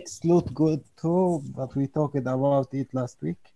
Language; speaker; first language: English; non-native, learner; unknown